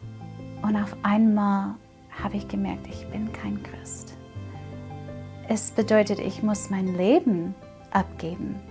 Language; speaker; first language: German; non-native, fluent; English